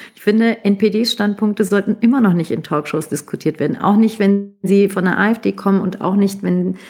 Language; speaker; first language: German; native; German